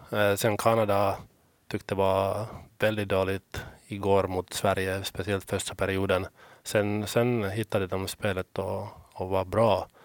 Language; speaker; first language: Swedish; non-native, local second language; Finnish